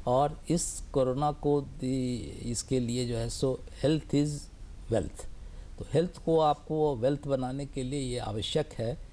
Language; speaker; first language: Hindi; native; Hindi